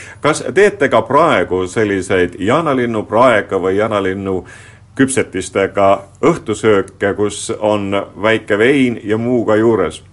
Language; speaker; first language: Estonian; native; Estonian